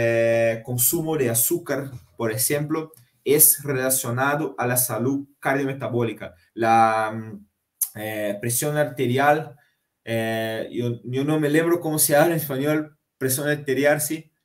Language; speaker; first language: Spanish; non-native, fluent; Portuguese